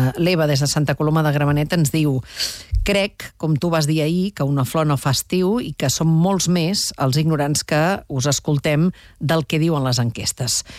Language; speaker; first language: Catalan; native; Catalan